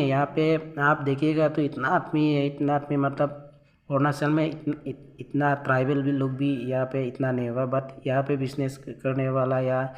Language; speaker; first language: Hindi; non-native, local second language; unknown